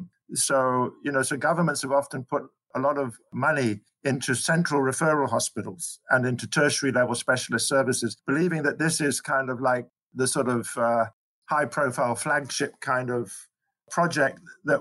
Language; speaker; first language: English; native; English